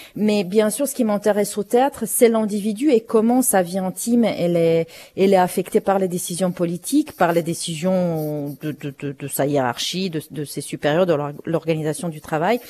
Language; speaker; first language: French; non-native, fluent; Romanian